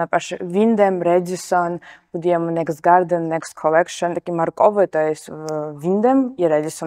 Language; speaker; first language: Polish; non-native, fluent; Georgian